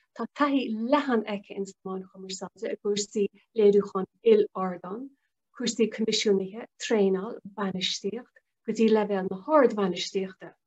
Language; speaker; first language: Irish; native; Irish